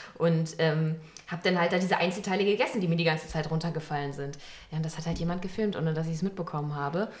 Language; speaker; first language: German; native; German